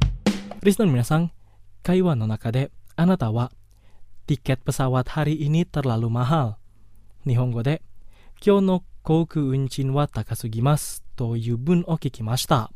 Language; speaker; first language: Japanese; non-native, fluent; Indonesian